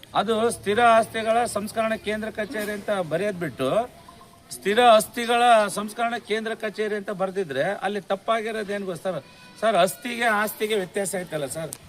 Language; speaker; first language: Kannada; native; Kannada